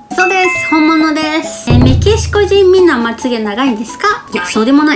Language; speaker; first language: Japanese; non-native, learner; Spanish